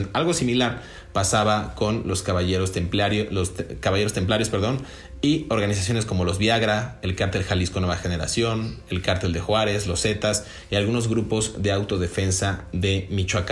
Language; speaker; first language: Spanish; native; Spanish